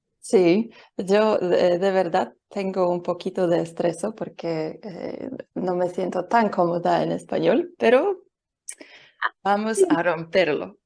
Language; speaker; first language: Spanish; non-native, learner; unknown